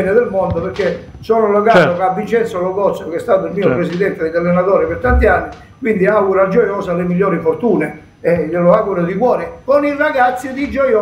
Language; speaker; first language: Italian; native; Italian